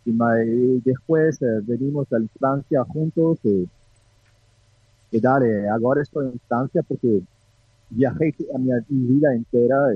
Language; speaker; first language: Spanish; non-native, learner; Portuguese